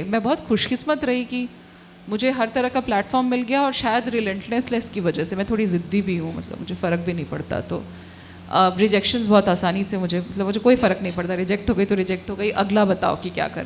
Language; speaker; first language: Hindi; native; Hindi